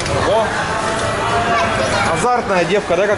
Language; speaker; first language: Russian; native; Russian